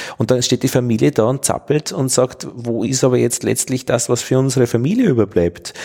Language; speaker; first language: German; native; German